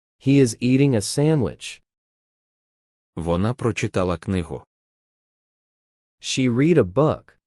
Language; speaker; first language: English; non-native, fluent; Ukrainian